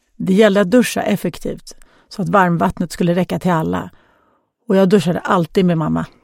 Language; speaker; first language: Swedish; non-native, fluent; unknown